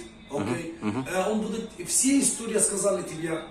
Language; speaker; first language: Russian; non-native, learner; Arabic